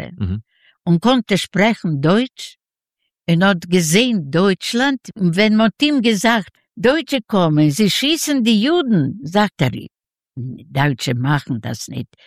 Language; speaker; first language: German; non-native, learner; Yiddish